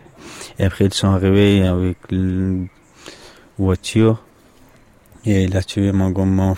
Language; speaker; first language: French; non-native, learner; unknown